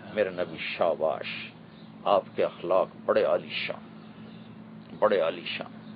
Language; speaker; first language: Urdu; non-native, local second language; Punjabi